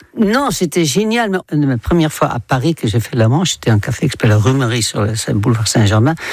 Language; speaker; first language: French; non-native, fluent; Dutch